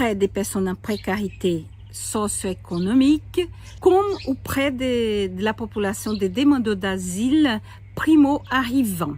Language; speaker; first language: French; non-native, fluent; Portuguese